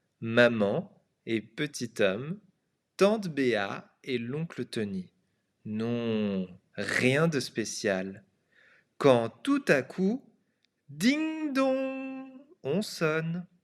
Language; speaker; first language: French; non-native, fluent; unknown